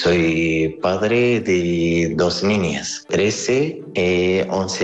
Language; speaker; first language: Spanish; non-native, learner; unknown